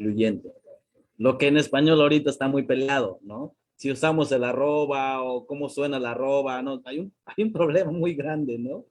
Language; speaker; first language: Spanish; non-native, local second language; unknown